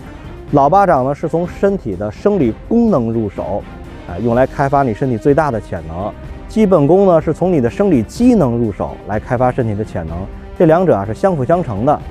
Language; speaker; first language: Chinese; native; Chinese